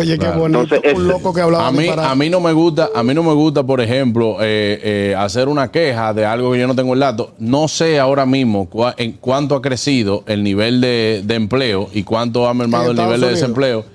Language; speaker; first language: Spanish; native; Spanish